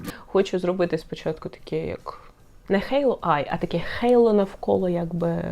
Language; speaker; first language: Ukrainian; non-native, local second language; Russian